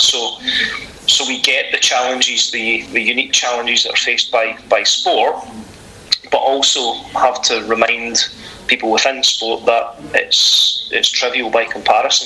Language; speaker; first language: English; native; English